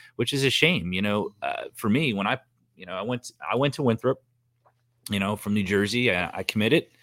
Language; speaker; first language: English; native; English